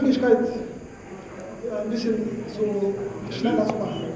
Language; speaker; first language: German; non-native, learner; Albanian